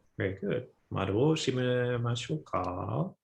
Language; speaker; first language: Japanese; non-native, fluent; English